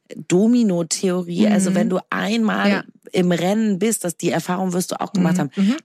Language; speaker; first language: German; native; German